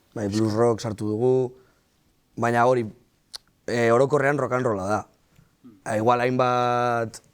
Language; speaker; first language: Basque; non-native, local second language; Spanish